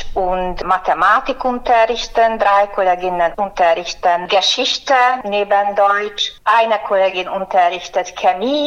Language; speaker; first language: German; non-native, fluent; Hungarian